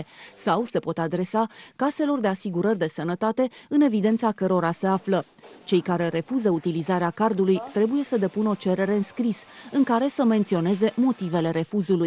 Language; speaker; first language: Romanian; native; Romanian